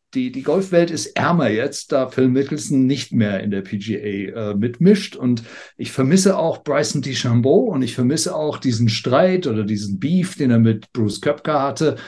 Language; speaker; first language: German; non-native, fluent; English